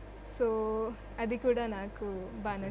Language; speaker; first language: Telugu; non-native, local second language; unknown